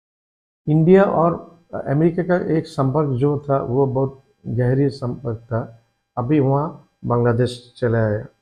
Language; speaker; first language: Hindi; non-native, learner; Bangla